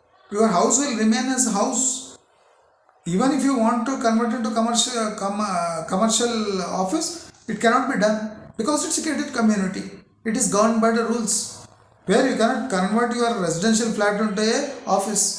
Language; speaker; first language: English; non-native, local second language; Telugu